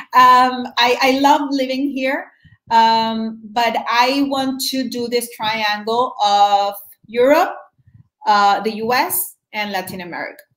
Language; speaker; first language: English; non-native, fluent; Spanish